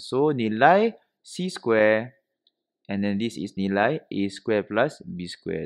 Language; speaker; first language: English; non-native, local second language; Malay